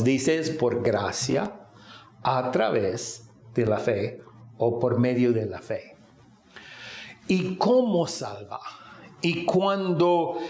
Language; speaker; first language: Spanish; non-native, fluent; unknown